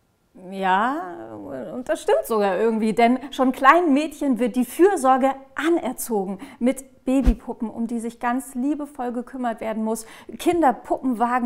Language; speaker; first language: German; native; German